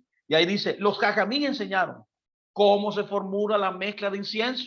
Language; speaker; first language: Spanish; native; Spanish